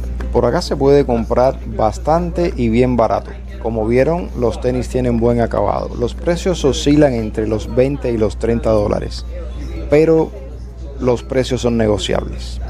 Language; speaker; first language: Spanish; native; Spanish